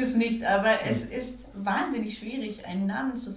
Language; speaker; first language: German; non-native, fluent; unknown